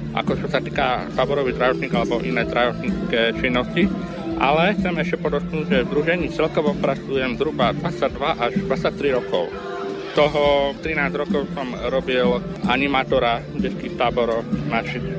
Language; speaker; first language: Slovak; native; Slovak